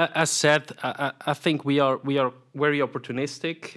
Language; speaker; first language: English; non-native, fluent; German